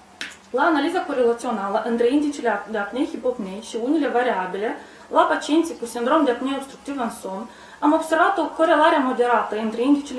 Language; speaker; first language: Romanian; native; Romanian